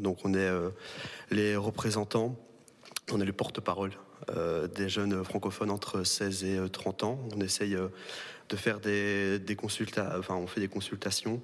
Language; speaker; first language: French; native; French